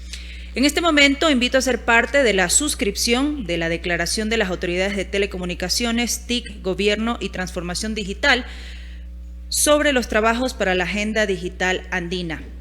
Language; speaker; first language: Spanish; native; Spanish